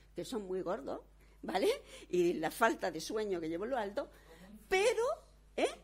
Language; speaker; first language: Spanish; native; Spanish